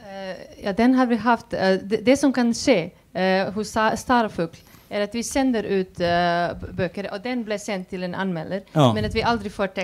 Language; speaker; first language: Swedish; non-native, fluent; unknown